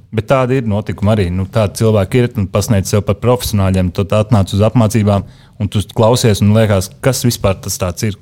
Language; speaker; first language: Latvian; native; Latvian